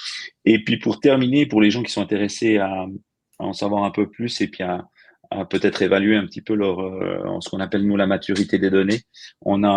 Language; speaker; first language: French; native; French